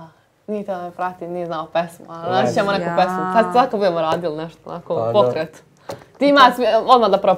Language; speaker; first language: Serbian; native; Serbian